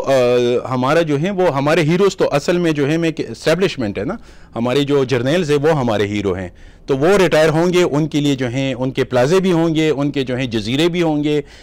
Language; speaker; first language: Urdu; native; Urdu